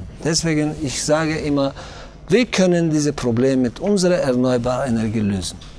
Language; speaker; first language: German; non-native, fluent; Tajik